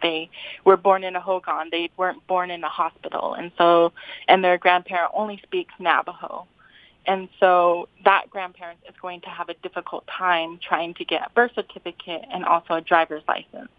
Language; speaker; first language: English; native; English